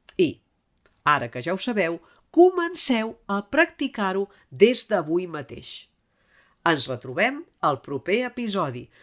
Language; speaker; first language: Catalan; native; Catalan